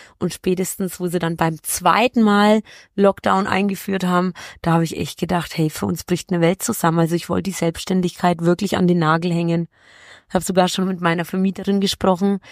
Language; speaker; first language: German; early bilingual, other home language; Polish